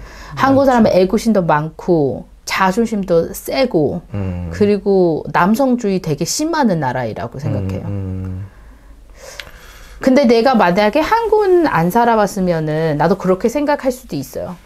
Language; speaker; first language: Korean; non-native, learner; Chinese